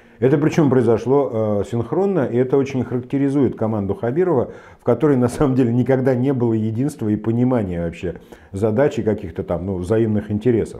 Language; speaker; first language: Russian; native; Russian